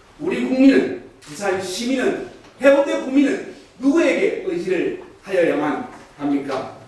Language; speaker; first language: Korean; native; Korean